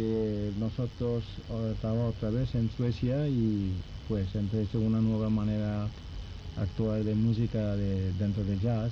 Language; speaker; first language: Spanish; non-native, learner; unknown